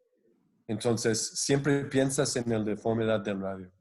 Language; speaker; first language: Spanish; non-native, fluent; English